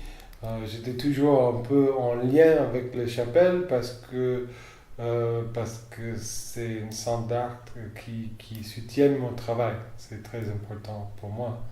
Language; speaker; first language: French; non-native, fluent; English